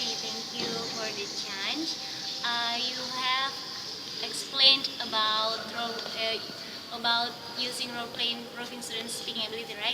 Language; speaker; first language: English; non-native, learner; Indonesian